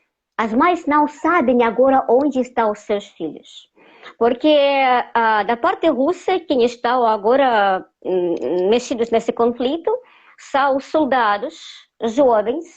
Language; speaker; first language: Portuguese; non-native, fluent; Russian